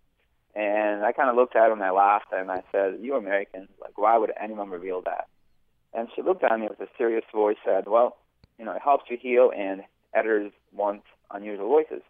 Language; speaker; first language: English; early bilingual, other home language; Bosnian